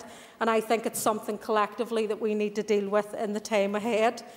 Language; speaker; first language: English; native; English